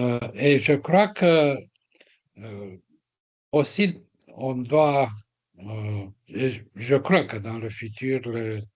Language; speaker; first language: French; non-native, fluent; Romanian